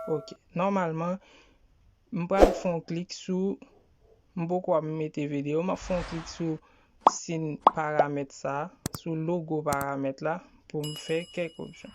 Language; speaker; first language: French; non-native, learner; Haitian Creole